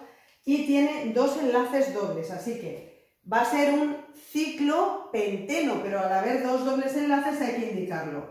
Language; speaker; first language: Spanish; native; Spanish